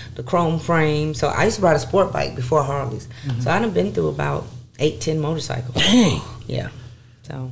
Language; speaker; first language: English; native; English